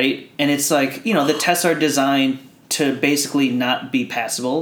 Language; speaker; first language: English; early bilingual, other home language; Filipino